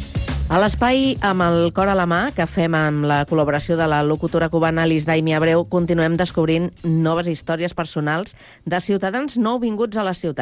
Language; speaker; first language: Catalan; native; Catalan